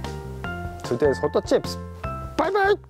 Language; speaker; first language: English; non-native, learner; Japanese